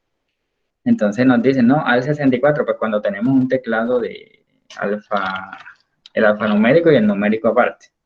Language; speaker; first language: Spanish; native; Spanish